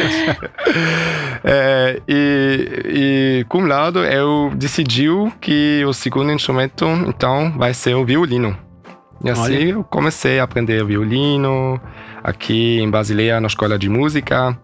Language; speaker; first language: Portuguese; early bilingual, heritage; German